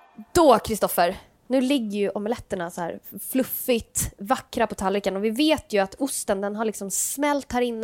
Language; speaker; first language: Swedish; native; Swedish